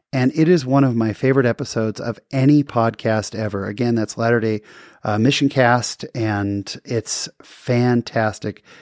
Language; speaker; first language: English; native; English